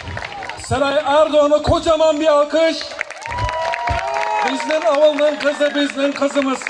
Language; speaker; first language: Turkish; native; Turkish